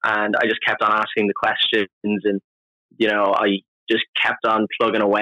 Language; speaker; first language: English; native; English